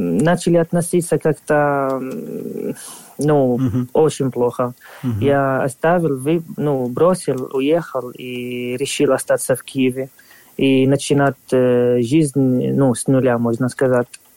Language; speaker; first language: Russian; non-native, fluent; Arabic